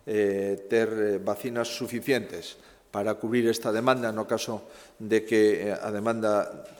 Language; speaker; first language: Spanish; native; Spanish